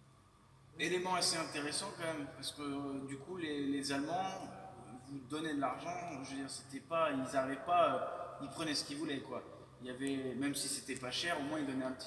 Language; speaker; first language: French; native; French